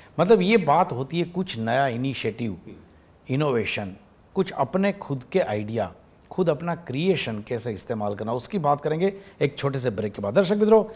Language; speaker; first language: Hindi; non-native, local second language; Gujarati